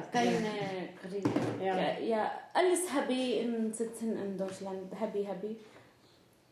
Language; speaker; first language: German; non-native, learner; Arabic